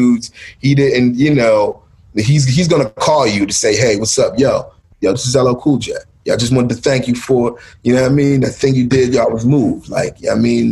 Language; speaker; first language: English; native; English